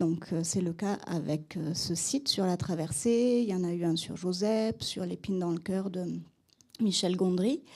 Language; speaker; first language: French; native; French